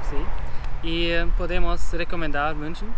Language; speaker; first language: Spanish; non-native, learner; German